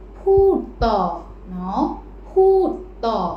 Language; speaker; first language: Thai; non-native, fluent; Burmese